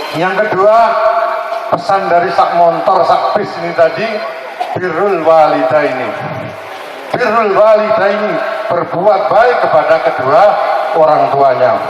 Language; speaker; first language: Indonesian; non-native, local second language; Javanese